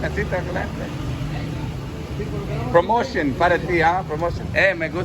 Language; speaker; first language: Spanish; non-native, learner; English